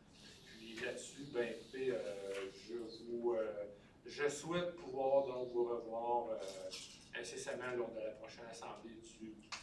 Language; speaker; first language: French; native; French